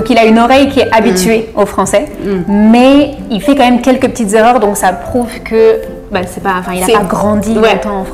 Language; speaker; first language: French; native; French